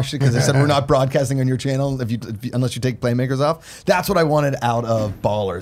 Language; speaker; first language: English; native; English